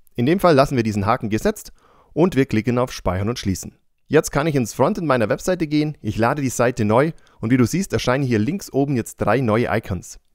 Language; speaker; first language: German; native; German